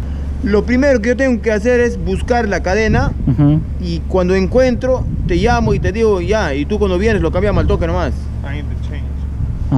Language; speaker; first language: Spanish; native; Spanish